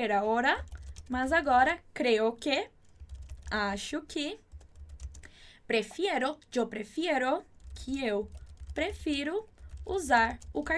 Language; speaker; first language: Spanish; non-native, fluent; Portuguese